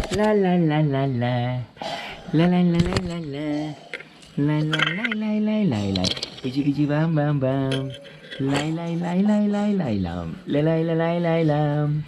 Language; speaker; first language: Turkish; early bilingual, heritage; Turkish